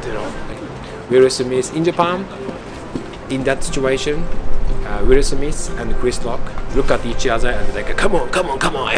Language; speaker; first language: English; non-native, fluent; Japanese